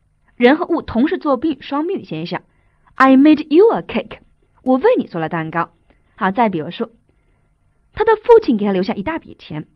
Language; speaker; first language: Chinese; native; Chinese